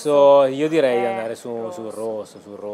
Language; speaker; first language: Italian; native; Italian